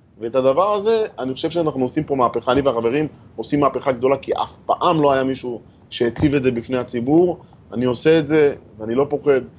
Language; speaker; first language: Hebrew; native; Hebrew